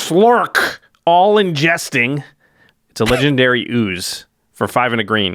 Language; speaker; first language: English; native; English